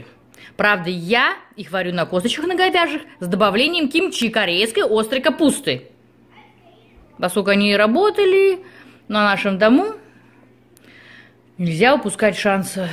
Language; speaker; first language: Russian; native; Russian